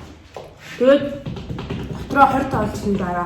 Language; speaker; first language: Mongolian; native; Mongolian